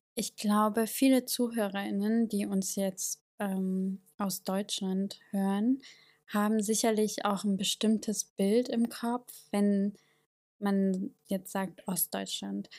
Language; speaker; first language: German; native; German